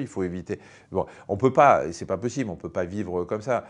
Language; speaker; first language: French; native; French